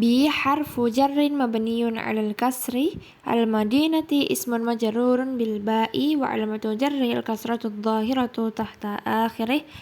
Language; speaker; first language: Arabic; non-native, learner; Indonesian